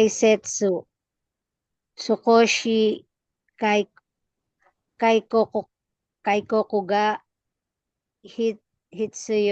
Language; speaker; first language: Japanese; non-native, learner; Filipino